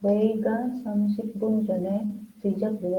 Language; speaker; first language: Korean; non-native, learner; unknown